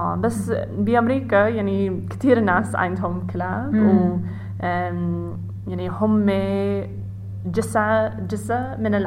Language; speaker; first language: Arabic; non-native, learner; English